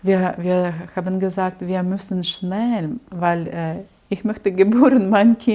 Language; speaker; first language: German; non-native, learner; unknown